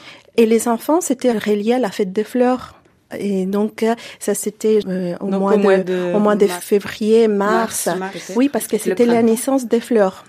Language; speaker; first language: French; non-native, fluent; Spanish